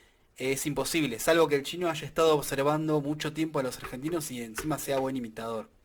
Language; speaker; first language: Spanish; native; Spanish